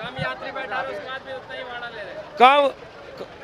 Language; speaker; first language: Hindi; native; Hindi